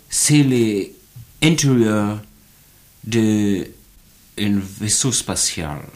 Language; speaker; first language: French; non-native, learner; English